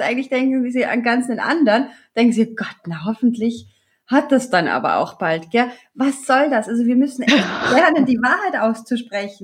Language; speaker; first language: German; native; German